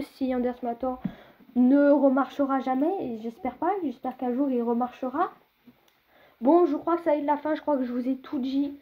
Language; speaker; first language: French; native; French